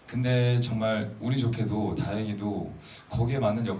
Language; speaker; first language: Korean; native; Korean